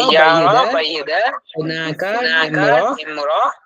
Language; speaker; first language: Arabic; non-native, fluent; Urdu